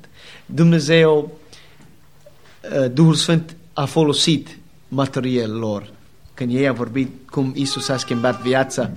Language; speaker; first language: Romanian; non-native, learner; English